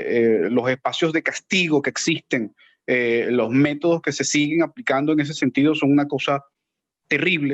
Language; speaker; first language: Spanish; native; Spanish